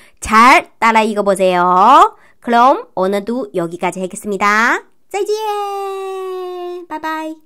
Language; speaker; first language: Korean; non-native, fluent; Chinese